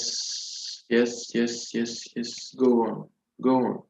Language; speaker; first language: English; non-native, local second language; Arabic